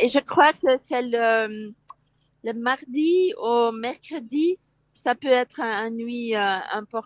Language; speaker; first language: French; non-native, local second language; Dutch